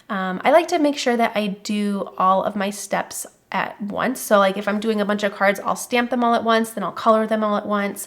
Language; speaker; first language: English; native; English